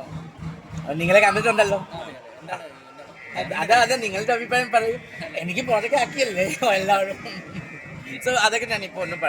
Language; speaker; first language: Malayalam; non-native, learner; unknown